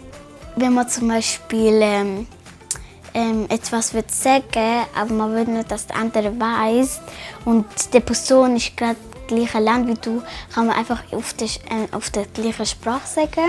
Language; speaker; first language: German; early bilingual, other home language; Tigrinya